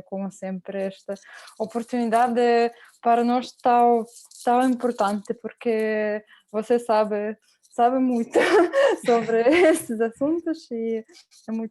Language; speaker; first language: Portuguese; non-native, fluent; Russian